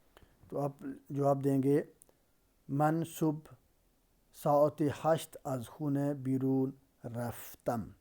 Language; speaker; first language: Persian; non-native, fluent; Urdu